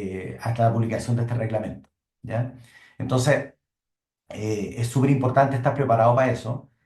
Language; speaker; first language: Spanish; native; Spanish